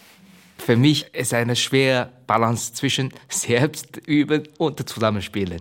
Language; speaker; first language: German; non-native, fluent; Chinese